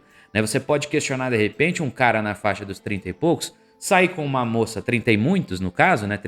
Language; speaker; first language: Portuguese; native; Portuguese